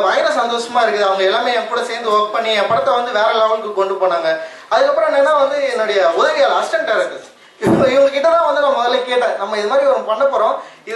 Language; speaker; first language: Tamil; native; Tamil